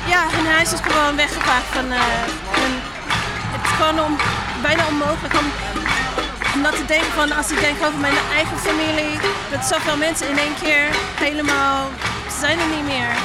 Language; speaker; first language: Dutch; non-native, fluent; English